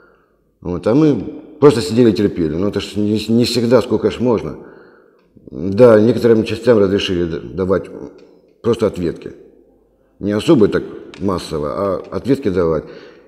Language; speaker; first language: Russian; native; Russian